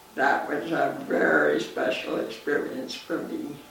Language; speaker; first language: English; native; English